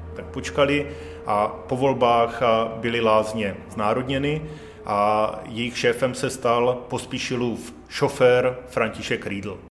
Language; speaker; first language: Czech; native; Czech